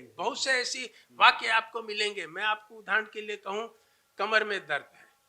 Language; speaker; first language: Hindi; native; Hindi